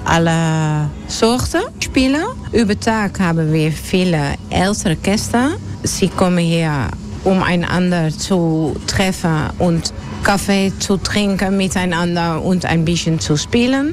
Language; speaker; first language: German; non-native, learner; Dutch